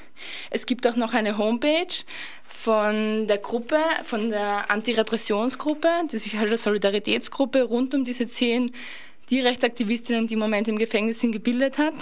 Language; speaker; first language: German; native; German